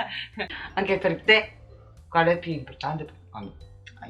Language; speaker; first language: Italian; non-native, learner; Japanese